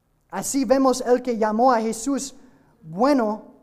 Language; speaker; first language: Spanish; non-native, learner; English